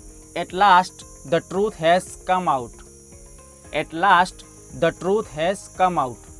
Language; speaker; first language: English; non-native, fluent; Hindi